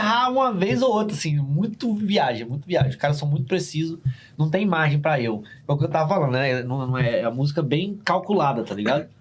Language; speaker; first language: Portuguese; native; Portuguese